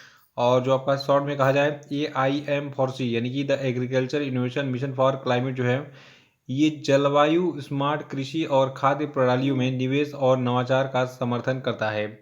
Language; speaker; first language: Hindi; native; Hindi